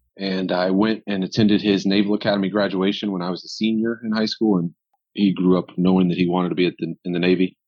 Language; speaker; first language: English; native; English